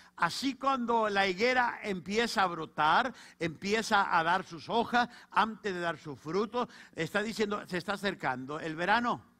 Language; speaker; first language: Spanish; native; Spanish